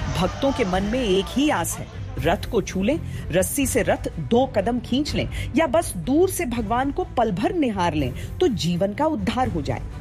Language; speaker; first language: Hindi; native; Hindi